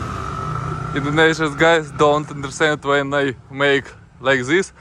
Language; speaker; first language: English; non-native, learner; Russian